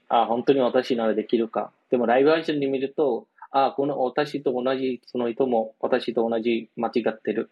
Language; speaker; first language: Japanese; non-native, fluent; Bangla